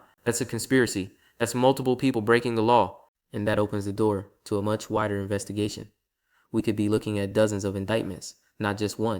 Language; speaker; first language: English; native; English